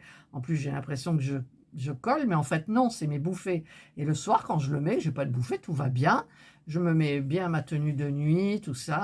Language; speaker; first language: French; native; French